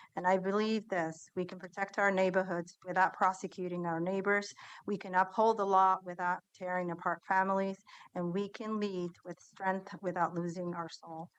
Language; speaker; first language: English; early bilingual, other home language; Somali